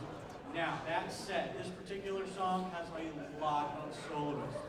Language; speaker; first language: English; native; English